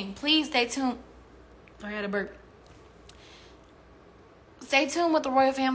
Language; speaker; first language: English; native; English